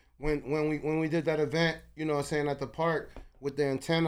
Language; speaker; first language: English; early bilingual, other home language; Spanish